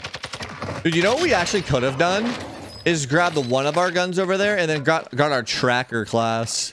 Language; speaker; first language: English; native; English